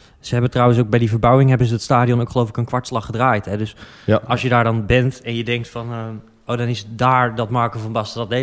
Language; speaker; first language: Dutch; native; Dutch